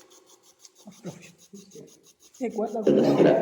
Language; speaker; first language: Italian; native; Italian